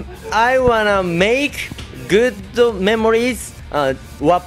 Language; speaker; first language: English; non-native, learner; Japanese